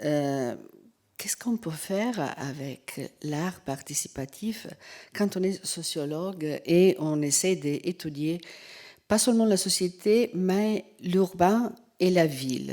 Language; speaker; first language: French; non-native, fluent; Italian